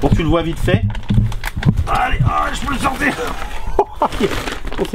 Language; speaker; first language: French; native; French